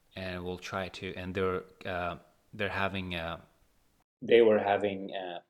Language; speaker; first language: English; non-native, fluent; Uzbek